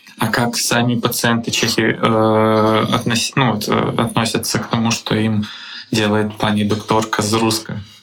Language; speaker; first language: Russian; native; Russian